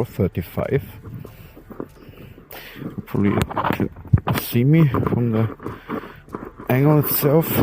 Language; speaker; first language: English; non-native, learner; German